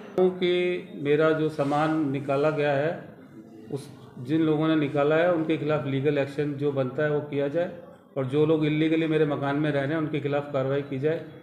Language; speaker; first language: Hindi; native; Hindi